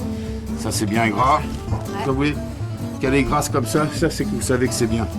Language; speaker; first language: French; native; French